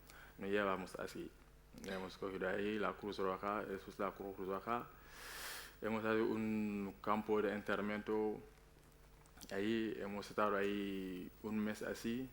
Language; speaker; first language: Spanish; non-native, learner; Wolof